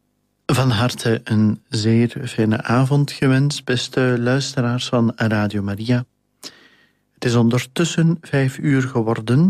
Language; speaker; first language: Dutch; native; Dutch